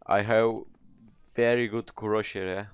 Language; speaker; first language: English; non-native, learner; Turkish